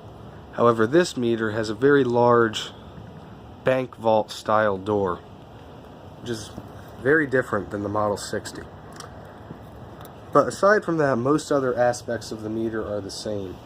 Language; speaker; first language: English; native; English